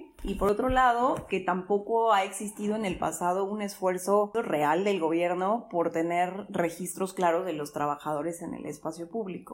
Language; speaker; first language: Spanish; native; Spanish